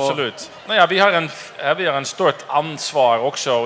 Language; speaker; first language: Swedish; non-native, fluent; Dutch